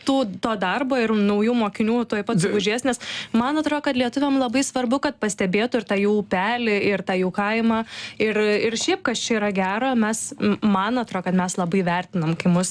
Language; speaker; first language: Lithuanian; native; Lithuanian